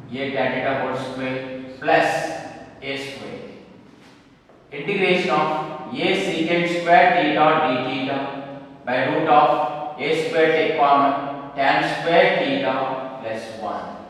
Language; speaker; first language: English; non-native, local second language; Kannada